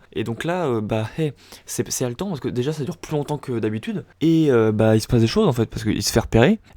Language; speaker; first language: French; native; French